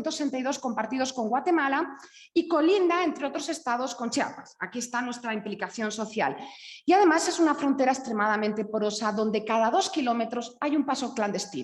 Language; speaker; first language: Spanish; native; Spanish